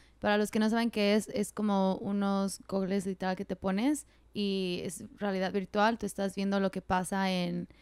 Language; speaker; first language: Spanish; native; Spanish